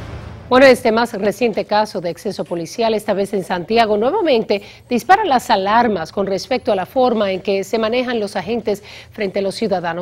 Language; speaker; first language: Spanish; native; Spanish